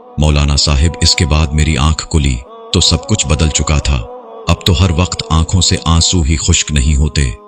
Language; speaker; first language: Urdu; non-native, local second language; Punjabi